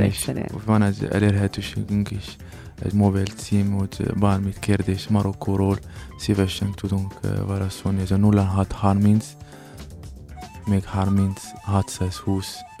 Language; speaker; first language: Hungarian; non-native, learner; Arabic